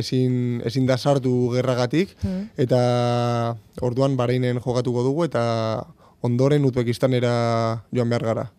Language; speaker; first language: Basque; non-native, local second language; Spanish